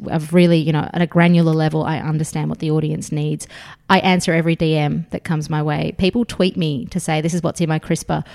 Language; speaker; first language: English; early bilingual, other home language; Russian